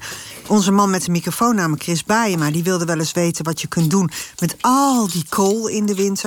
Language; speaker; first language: Dutch; native; Dutch